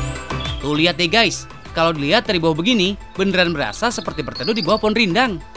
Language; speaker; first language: Indonesian; native; Indonesian